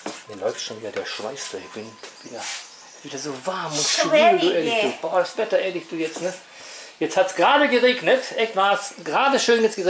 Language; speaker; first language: German; native; German